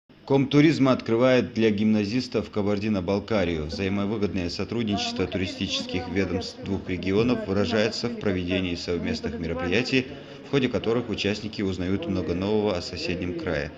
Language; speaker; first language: Russian; native; Russian